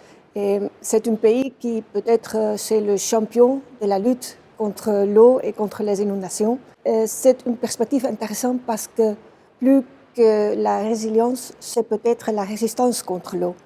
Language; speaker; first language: French; non-native, fluent; Dutch